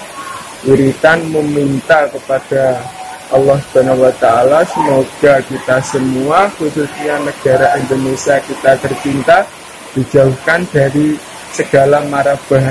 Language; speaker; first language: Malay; non-native, local second language; Javanese